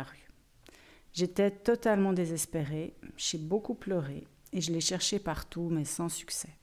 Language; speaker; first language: French; native; French